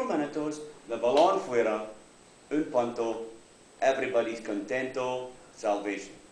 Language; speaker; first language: Spanish; non-native, learner; English